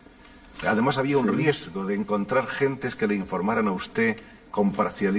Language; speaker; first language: Spanish; native; Spanish